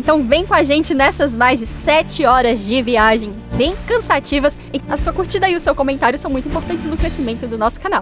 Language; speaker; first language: Portuguese; native; Portuguese